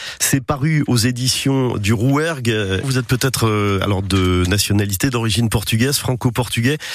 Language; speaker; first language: French; native; French